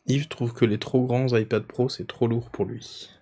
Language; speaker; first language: French; native; French